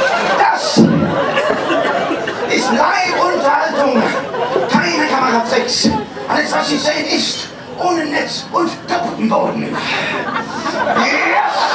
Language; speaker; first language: German; non-native, fluent; English